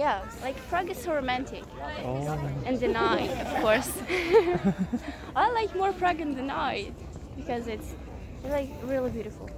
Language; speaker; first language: English; non-native, learner; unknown